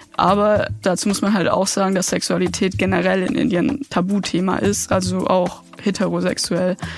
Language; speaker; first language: German; native; German